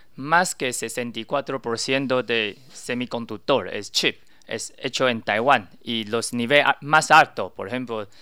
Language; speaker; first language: Spanish; non-native, learner; Chinese